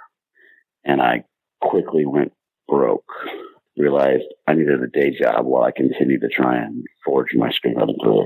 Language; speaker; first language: English; native; English